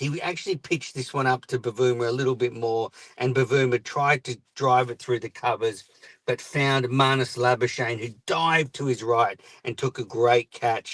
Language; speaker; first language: English; native; English